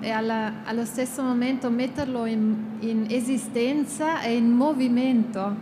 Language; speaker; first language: Italian; non-native, fluent; German